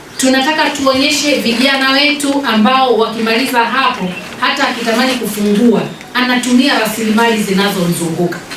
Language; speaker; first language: Swahili; native; Swahili